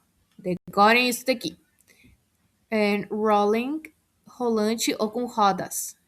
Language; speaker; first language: Portuguese; non-native, fluent; Spanish